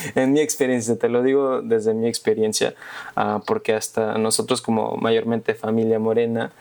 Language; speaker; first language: Spanish; early bilingual, heritage; Spanish